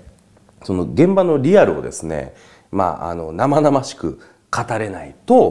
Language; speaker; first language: Japanese; native; Japanese